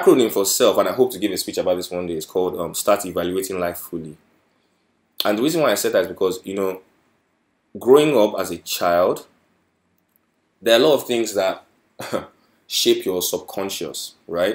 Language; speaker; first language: English; non-native, local second language; Yoruba